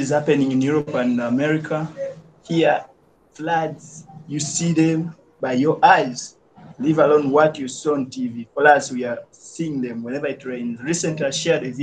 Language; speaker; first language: English; non-native, local second language; Ganda